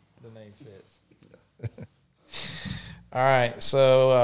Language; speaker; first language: English; native; English